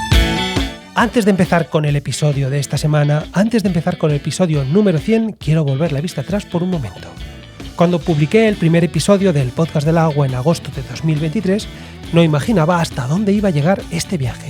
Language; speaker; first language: Spanish; native; Spanish